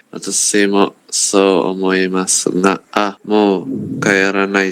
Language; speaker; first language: Japanese; non-native, learner; Indonesian